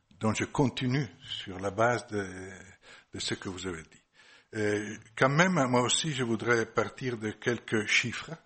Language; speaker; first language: French; non-native, fluent; Italian